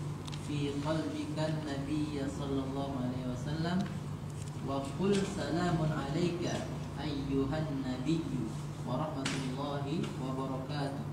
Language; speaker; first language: Arabic; non-native, learner; Indonesian